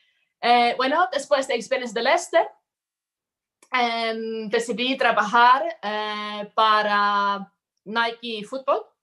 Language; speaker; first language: Spanish; non-native, fluent; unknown